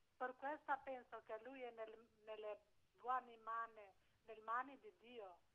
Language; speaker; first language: Italian; non-native, learner; Albanian